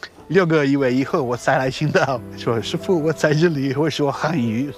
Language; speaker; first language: Chinese; non-native, learner; Italian